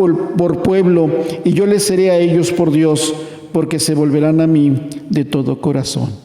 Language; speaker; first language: Spanish; native; Spanish